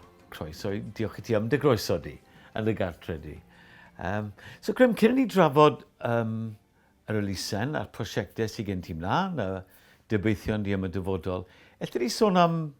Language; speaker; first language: Welsh; native; Welsh